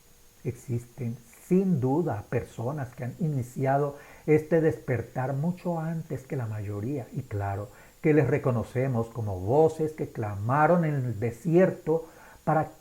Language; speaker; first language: Spanish; native; Spanish